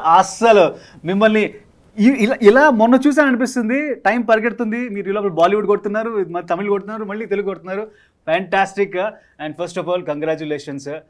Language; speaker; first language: Telugu; native; Telugu